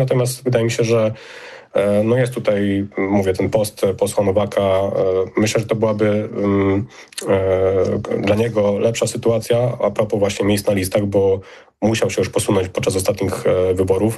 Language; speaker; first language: Polish; native; Polish